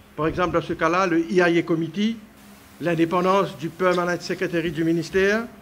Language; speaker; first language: French; non-native, local second language; Morisyen